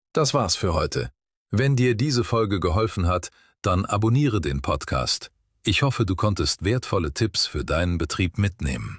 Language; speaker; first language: German; native; German